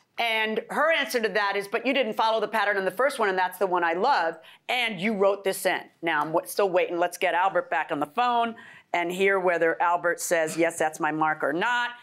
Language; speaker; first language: English; early bilingual, other home language; Spanish